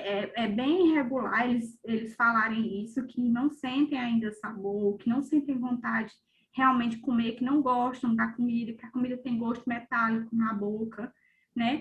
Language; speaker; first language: Portuguese; native; Portuguese